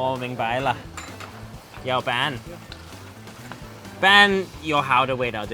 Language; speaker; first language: Chinese; non-native, learner; English